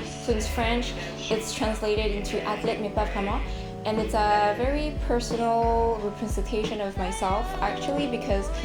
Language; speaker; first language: English; non-native, local second language; French